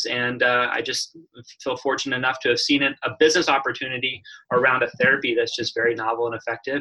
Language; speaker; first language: English; native; English